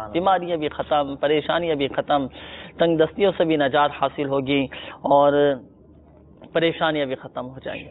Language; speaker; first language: Urdu; native; Urdu